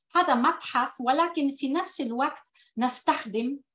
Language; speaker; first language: Arabic; non-native, fluent; Polish